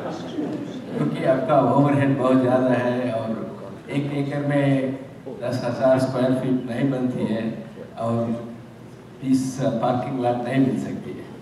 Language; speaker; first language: Hindi; non-native, local second language; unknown